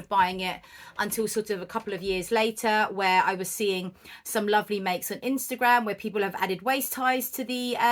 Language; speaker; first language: English; native; English